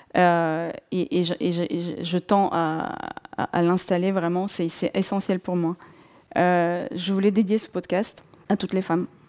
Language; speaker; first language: French; non-native, fluent; Russian